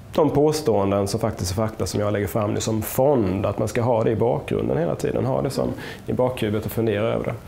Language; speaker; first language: Swedish; native; Swedish